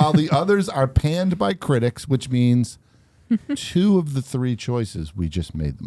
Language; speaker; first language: English; native; English